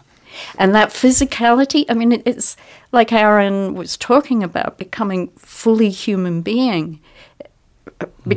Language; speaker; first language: English; native; English